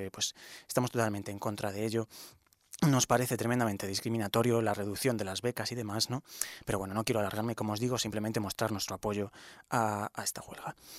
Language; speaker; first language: Spanish; native; Spanish